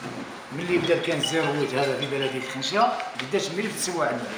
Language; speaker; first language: Arabic; native; Arabic